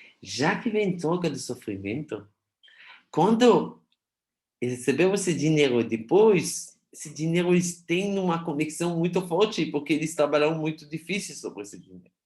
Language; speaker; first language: Portuguese; non-native, fluent; Hebrew